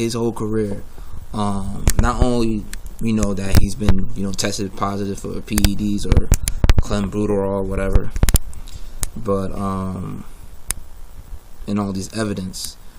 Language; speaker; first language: English; native; English